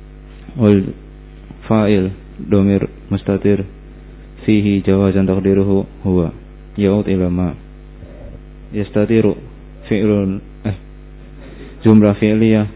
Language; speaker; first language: Arabic; non-native, learner; Indonesian